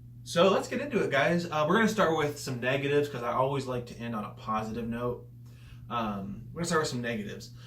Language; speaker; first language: English; native; English